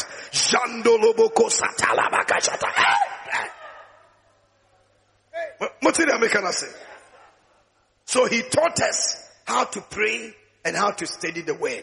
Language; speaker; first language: English; non-native, local second language; Akan